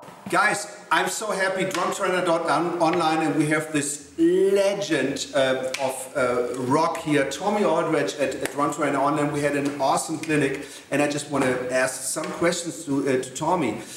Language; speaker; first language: English; non-native, fluent; German